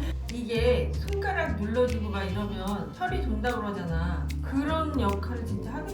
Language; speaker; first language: Korean; native; Korean